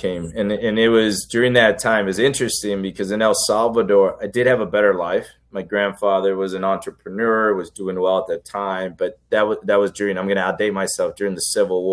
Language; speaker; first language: English; early bilingual, other home language; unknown